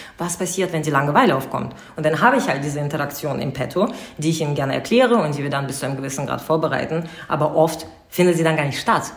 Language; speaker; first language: German; non-native, fluent; Russian